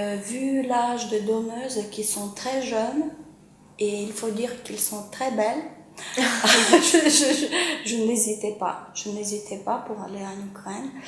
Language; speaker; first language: French; non-native, fluent; Ukrainian